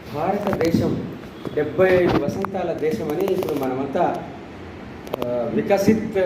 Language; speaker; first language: Telugu; native; Telugu